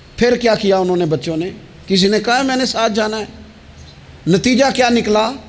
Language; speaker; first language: Urdu; non-native, local second language; Punjabi